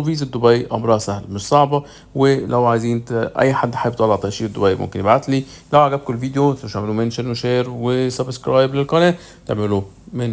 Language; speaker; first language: Arabic; native; Arabic